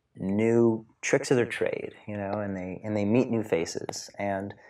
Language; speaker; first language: English; native; English